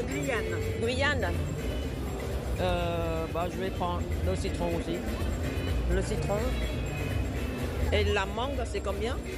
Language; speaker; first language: French; non-native, fluent; Vietnamese